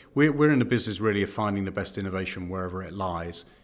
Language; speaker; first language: English; native; English